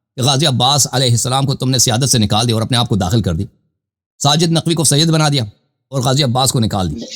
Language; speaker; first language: Urdu; native; Urdu